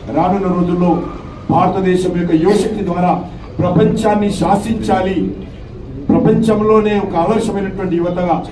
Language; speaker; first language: Telugu; native; Telugu